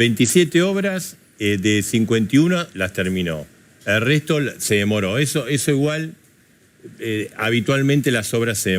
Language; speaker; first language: Spanish; native; Spanish